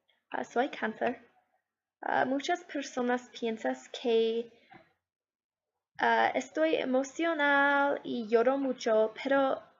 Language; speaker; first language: Spanish; non-native, learner; English